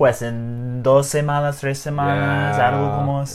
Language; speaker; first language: Spanish; non-native, learner; English